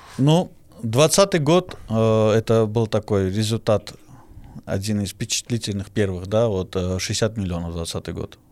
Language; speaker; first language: Russian; non-native, fluent; Armenian